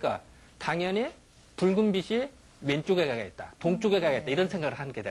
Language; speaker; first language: Korean; native; Korean